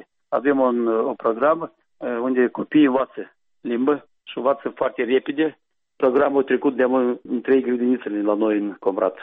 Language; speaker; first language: Romanian; non-native, local second language; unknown